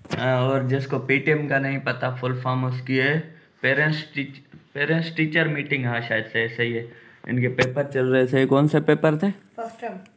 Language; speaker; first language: Urdu; non-native, local second language; Punjabi